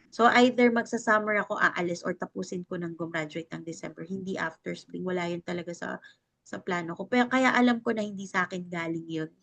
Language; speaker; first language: Filipino; native; Filipino